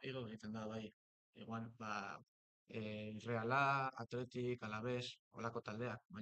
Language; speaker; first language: Basque; non-native, local second language; Spanish